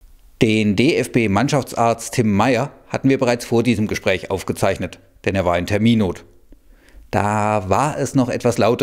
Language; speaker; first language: German; native; German